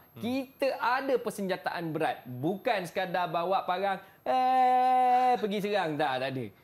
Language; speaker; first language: Malay; native; Malay